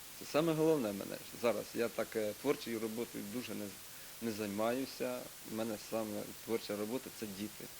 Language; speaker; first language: Ukrainian; native; Ukrainian